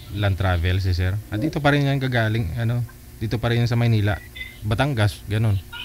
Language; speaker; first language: Filipino; native; Filipino